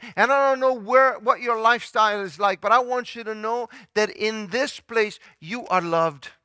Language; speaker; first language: English; early bilingual, other home language; Italian